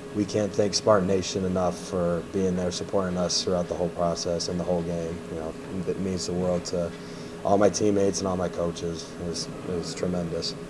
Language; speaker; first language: English; native; English